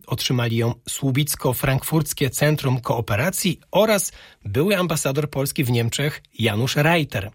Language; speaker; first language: Polish; native; Polish